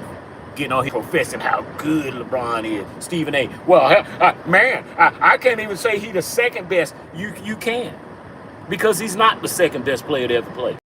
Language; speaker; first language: English; native; English